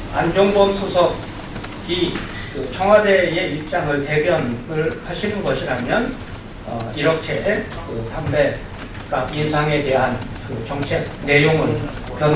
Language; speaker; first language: Korean; native; Korean